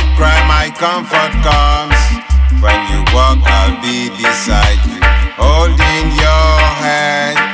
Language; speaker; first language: Spanish; non-native, fluent; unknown